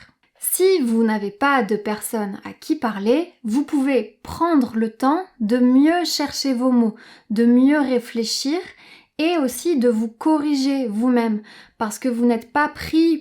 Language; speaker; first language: French; native; French